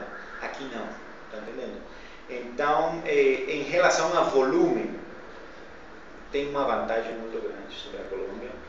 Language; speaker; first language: Portuguese; non-native, fluent; Spanish